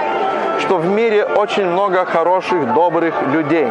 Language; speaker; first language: Russian; non-native, fluent; Polish